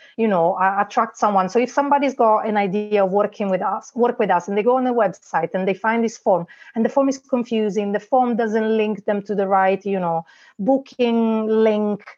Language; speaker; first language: English; non-native, fluent; Italian